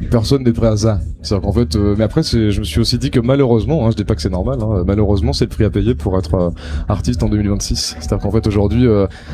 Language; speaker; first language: French; native; French